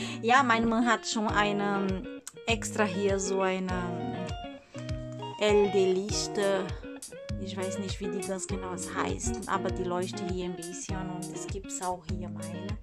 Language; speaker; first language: German; non-native, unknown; Portuguese